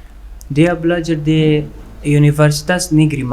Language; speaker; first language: Indonesian; non-native, learner; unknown